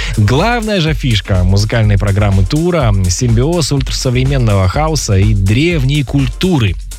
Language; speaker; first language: Russian; native; Russian